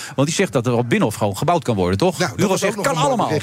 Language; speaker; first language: Dutch; native; Dutch